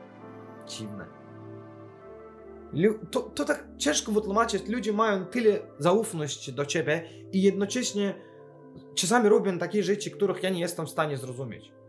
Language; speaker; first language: Polish; non-native, fluent; Azerbaijani